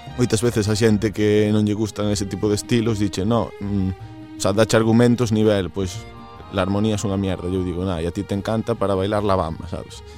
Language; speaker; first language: Galician; native; Galician